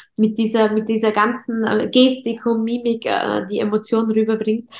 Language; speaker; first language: German; native; German